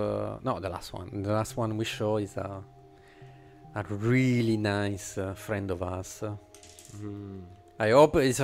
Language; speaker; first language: English; non-native, fluent; Italian